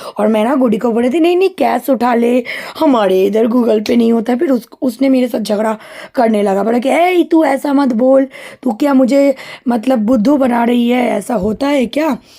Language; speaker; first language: Hindi; non-native, local second language; Bangla